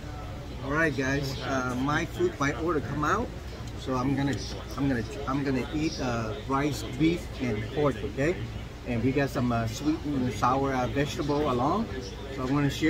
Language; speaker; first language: English; non-native, fluent; Vietnamese